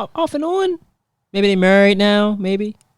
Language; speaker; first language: English; native; English